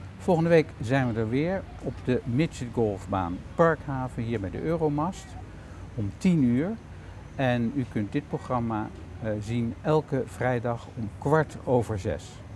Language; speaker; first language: Dutch; native; Dutch